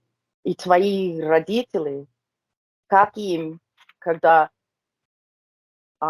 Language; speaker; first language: Russian; non-native, learner; English